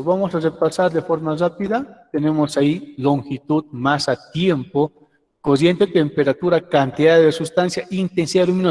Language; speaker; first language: Spanish; native; Spanish